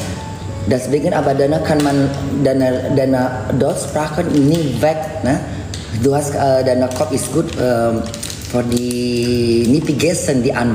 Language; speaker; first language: German; non-native, learner; Indonesian